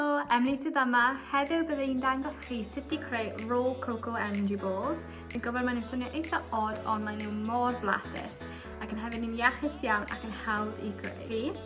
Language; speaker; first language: Welsh; non-native, local second language; English